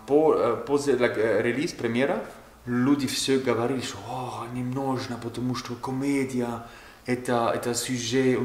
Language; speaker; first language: Russian; non-native, learner; German